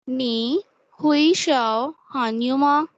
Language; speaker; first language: Chinese; non-native, learner; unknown